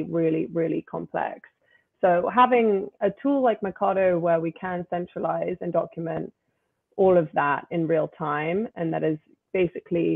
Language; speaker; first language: English; native; English